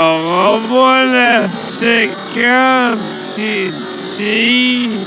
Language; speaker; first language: French; native; French